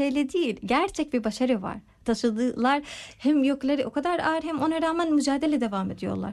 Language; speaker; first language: Turkish; non-native, learner; Arabic